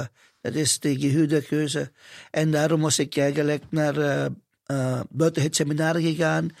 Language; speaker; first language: Dutch; non-native, fluent; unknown